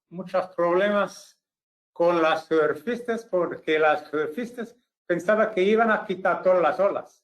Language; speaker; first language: Spanish; non-native, fluent; English